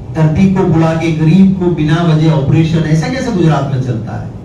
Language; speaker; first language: Hindi; non-native, local second language; Gujarati